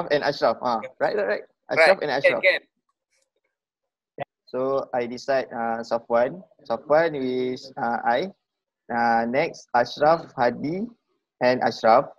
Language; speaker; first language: English; non-native, local second language; Malay